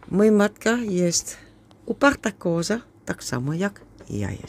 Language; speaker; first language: Polish; non-native, learner; Dutch